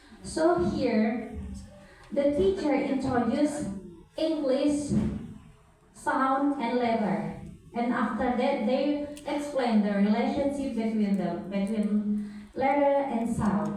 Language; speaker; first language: English; non-native, learner; Indonesian